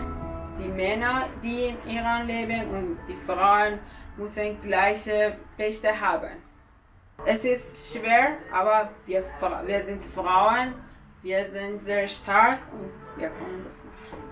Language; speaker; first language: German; non-native, learner; Persian